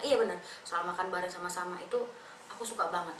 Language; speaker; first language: Indonesian; native; Indonesian